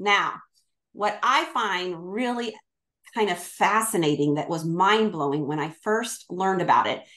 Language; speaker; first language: English; native; English